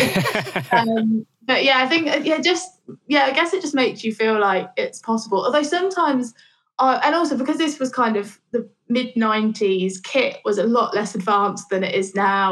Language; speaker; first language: English; native; English